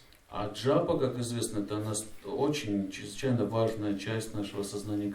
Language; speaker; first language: Russian; native; Russian